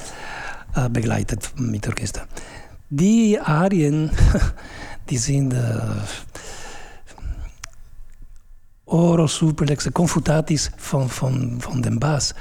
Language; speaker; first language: German; non-native, fluent; Italian